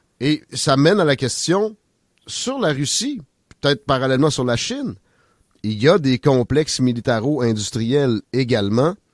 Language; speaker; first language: French; native; French